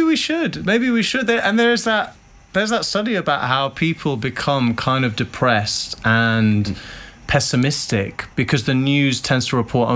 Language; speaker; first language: English; native; English